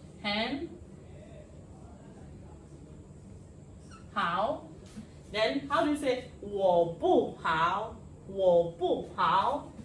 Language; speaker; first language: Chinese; non-native, learner; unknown